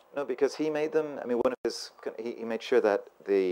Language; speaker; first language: English; native; English